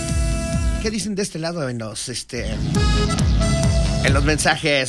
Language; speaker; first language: Spanish; native; Spanish